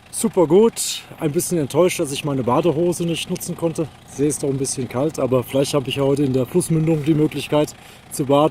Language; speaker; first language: German; native; German